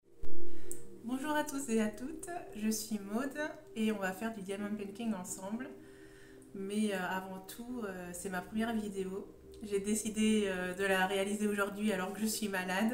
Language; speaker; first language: French; native; French